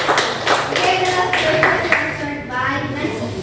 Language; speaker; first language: English; non-native, learner; Indonesian